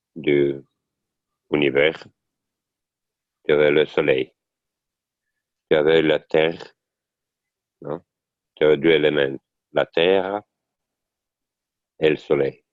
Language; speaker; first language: French; non-native, learner; Italian